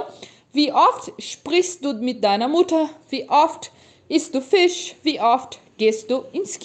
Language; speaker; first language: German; non-native, fluent; Portuguese